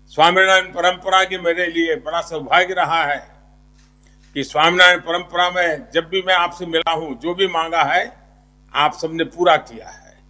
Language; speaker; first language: Hindi; non-native, local second language; Gujarati